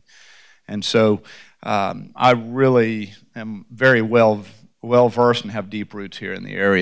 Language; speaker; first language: English; native; English